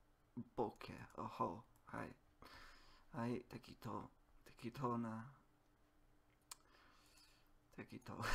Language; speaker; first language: Japanese; non-native, learner; English